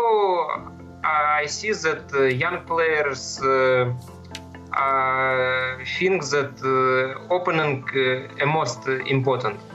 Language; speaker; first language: English; non-native, learner; Russian